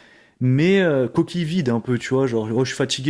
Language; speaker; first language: French; native; French